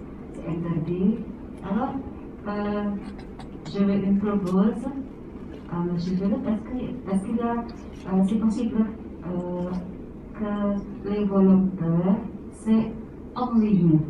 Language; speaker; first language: French; non-native, learner; Indonesian